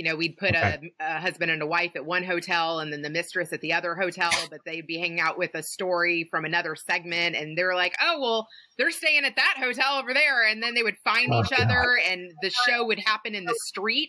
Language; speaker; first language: English; native; English